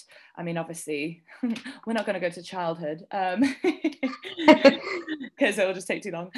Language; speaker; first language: English; native; English